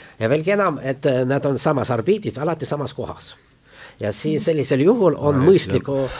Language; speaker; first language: Estonian; non-native, local second language; Russian